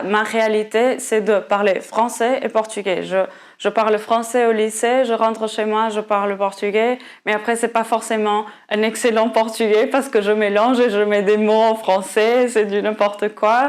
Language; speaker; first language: French; non-native, fluent; Portuguese